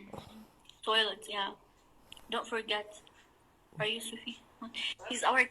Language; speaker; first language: English; non-native, fluent; Somali